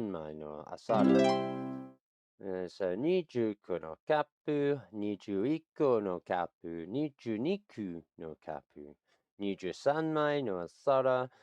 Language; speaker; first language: Japanese; non-native, learner; English